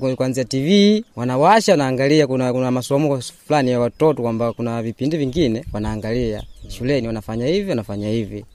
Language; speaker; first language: Swahili; non-native, local second language; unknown